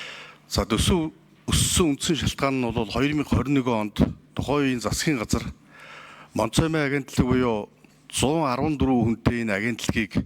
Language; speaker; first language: Mongolian; native; Mongolian